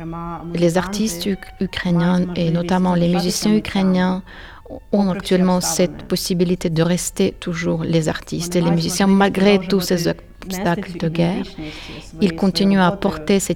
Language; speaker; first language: French; non-native, fluent; Ukrainian